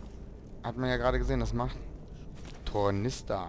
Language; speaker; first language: German; native; German